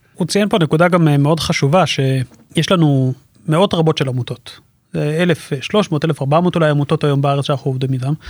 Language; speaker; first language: Hebrew; native; Hebrew